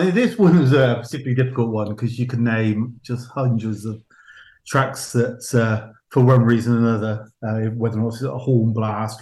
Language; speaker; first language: English; native; English